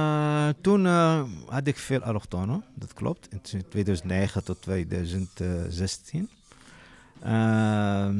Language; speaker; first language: Dutch; non-native, local second language; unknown